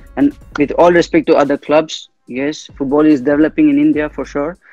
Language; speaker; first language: English; non-native, local second language; Tamil